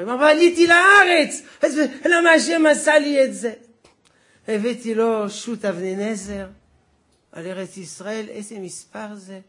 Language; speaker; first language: Hebrew; non-native, fluent; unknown